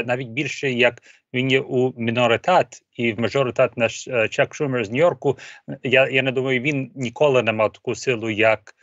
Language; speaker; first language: Ukrainian; early bilingual, heritage; Ukrainian